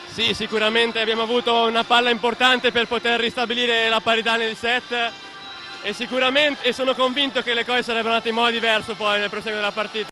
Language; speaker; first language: Italian; native; Italian